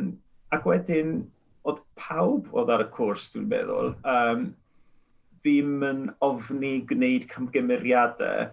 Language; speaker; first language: Welsh; non-native, fluent; Spanish